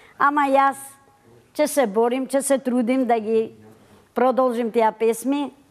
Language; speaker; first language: Macedonian; early bilingual, heritage; Macedonian